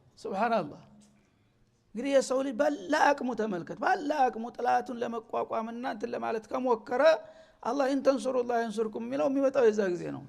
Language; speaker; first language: Amharic; native; Amharic